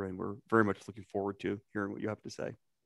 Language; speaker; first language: English; native; English